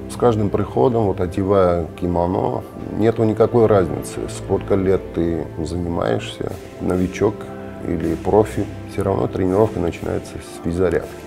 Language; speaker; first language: Russian; non-native, fluent; Armenian